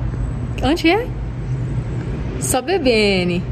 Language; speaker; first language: Portuguese; native; Portuguese